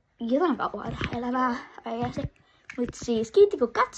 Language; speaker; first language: Finnish; native; Finnish